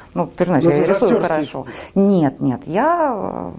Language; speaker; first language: Russian; native; Russian